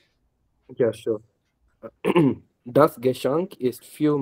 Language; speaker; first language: German; non-native, learner; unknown